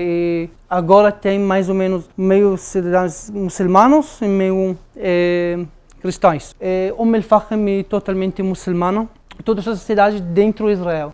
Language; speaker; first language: Portuguese; non-native, fluent; Arabic